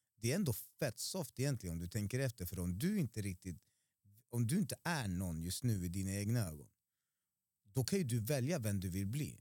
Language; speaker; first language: Swedish; early bilingual, other home language; Spanish